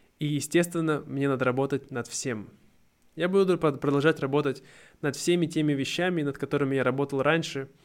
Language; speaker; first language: Russian; native; Russian